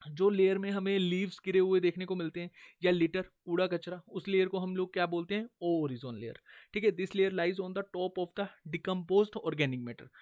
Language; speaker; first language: Hindi; native; Hindi